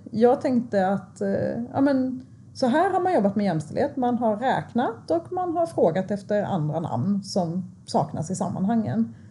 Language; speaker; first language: Swedish; early bilingual, other home language; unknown